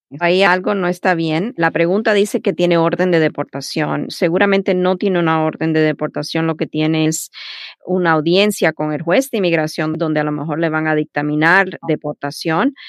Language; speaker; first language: Spanish; early bilingual, heritage; Spanish